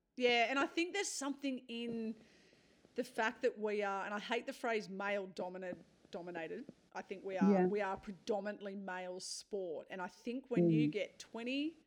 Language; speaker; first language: English; native; English